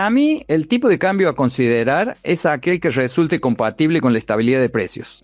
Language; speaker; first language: Spanish; native; Spanish